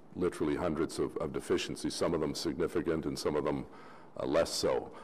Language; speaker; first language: English; native; English